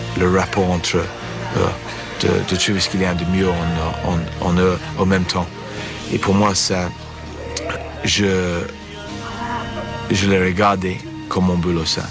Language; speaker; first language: French; non-native, fluent; English